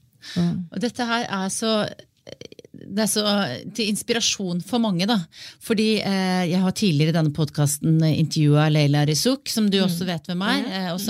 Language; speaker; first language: Norwegian; native; Norwegian